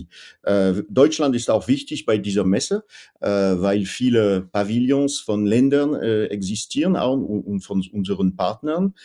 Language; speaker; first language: German; non-native, fluent; French